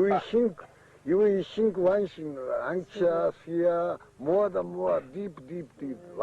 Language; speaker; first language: English; non-native, learner; Japanese